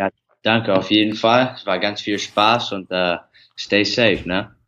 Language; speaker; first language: German; early bilingual, heritage; English